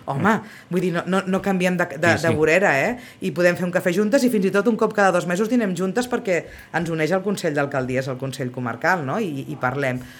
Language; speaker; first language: Catalan; native; Catalan